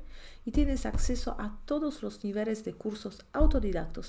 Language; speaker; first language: Spanish; non-native, fluent; Polish